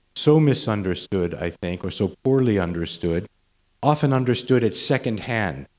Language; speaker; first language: English; native; English